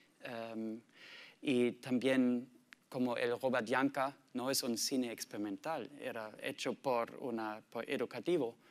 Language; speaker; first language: Spanish; non-native, learner; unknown